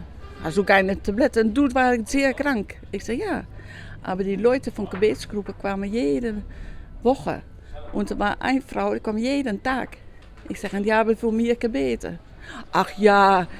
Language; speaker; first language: German; non-native, learner; Dutch